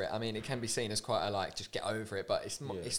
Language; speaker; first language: English; native; English